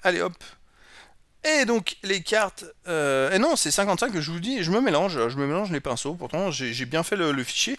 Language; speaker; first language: French; native; French